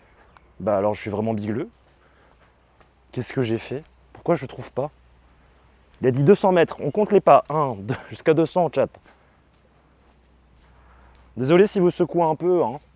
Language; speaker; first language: French; native; French